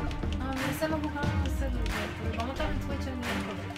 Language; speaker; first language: Spanish; native; Spanish